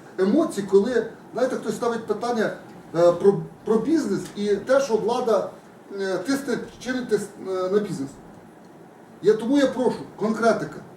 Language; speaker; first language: Ukrainian; native; Ukrainian